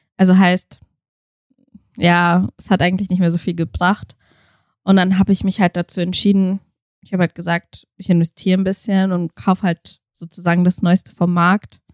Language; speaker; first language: German; early bilingual, other home language; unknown